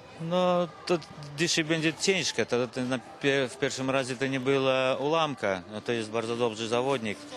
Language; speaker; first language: Polish; non-native, learner; Russian